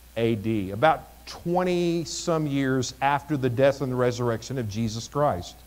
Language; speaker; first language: English; native; English